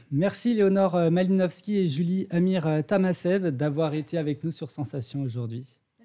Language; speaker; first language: French; native; French